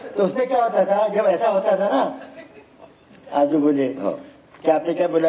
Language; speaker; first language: Hindi; native; Hindi